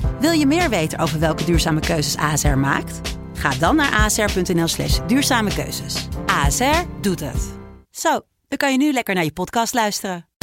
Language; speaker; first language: Dutch; native; Dutch